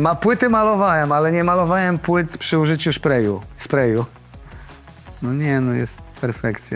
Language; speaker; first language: Polish; native; Polish